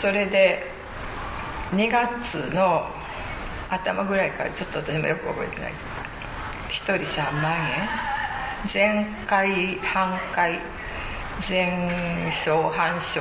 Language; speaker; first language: Japanese; native; Japanese